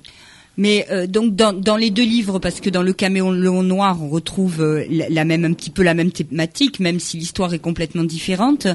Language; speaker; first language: French; native; French